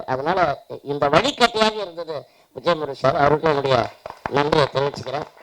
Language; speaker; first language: Tamil; native; Tamil